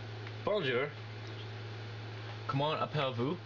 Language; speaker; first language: French; non-native, learner; English